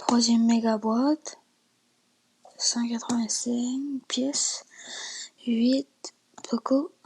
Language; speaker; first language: French; native; French